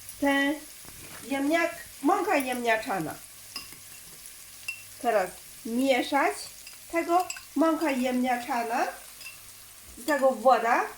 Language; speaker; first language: Polish; non-native, learner; Chinese